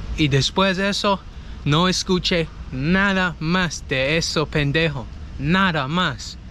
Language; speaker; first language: Spanish; non-native, learner; English